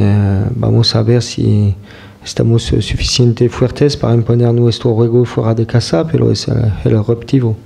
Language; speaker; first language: Spanish; non-native, fluent; French